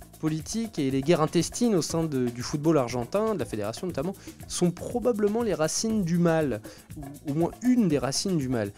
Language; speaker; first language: French; native; French